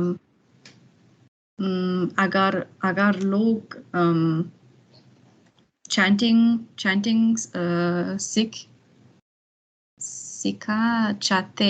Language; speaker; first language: Hindi; non-native, learner; German